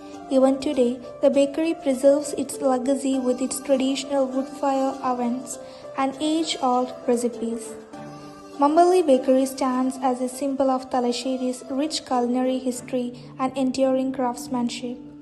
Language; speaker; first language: English; non-native, local second language; Malayalam